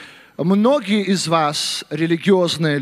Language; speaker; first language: Russian; native; Russian